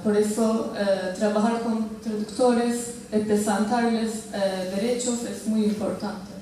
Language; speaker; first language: Spanish; non-native, fluent; Turkish